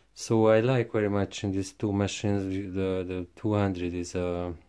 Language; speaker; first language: English; non-native, learner; Hungarian